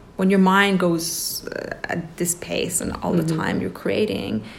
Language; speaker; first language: English; early bilingual, other home language; Persian